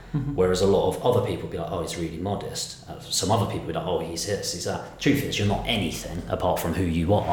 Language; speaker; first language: English; native; English